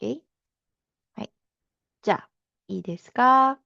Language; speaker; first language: Japanese; non-native, fluent; Filipino